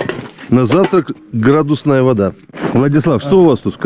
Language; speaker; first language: Russian; native; Russian